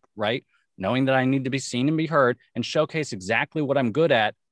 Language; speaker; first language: English; native; English